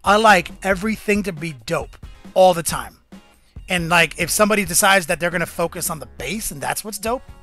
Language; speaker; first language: English; native; English